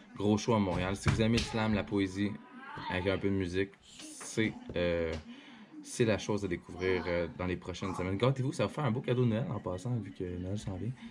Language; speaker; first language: French; native; French